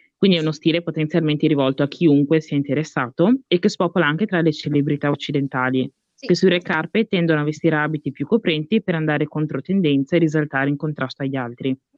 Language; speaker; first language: Italian; early bilingual, other home language; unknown